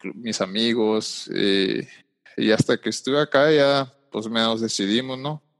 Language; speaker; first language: Spanish; native; Spanish